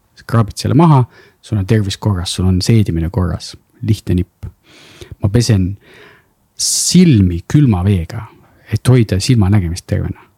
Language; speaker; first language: Estonian; non-native, local second language; Russian